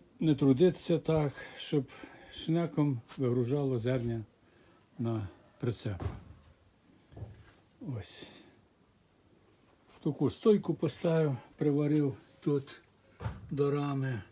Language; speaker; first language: Ukrainian; native; Ukrainian